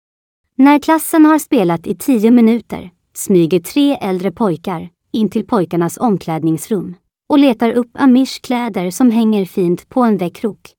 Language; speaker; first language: Swedish; native; Swedish